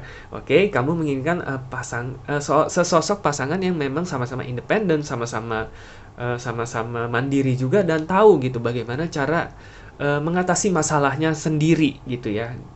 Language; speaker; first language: Indonesian; native; Indonesian